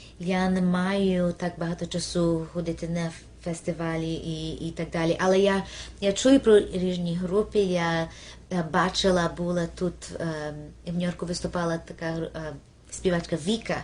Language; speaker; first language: Ukrainian; early bilingual, heritage; Ukrainian